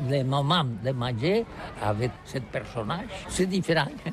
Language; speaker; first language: French; non-native, learner; Catalan